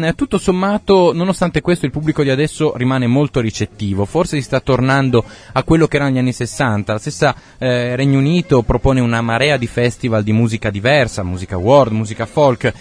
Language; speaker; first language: Italian; native; Italian